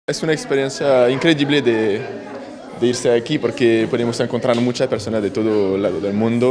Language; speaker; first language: Spanish; non-native, learner; French